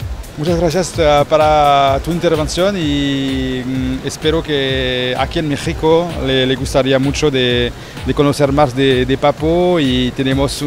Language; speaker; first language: Spanish; non-native, fluent; French